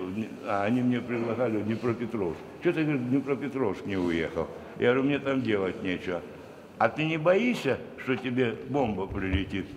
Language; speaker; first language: Russian; native; Russian